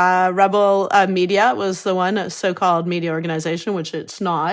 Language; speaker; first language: English; native; English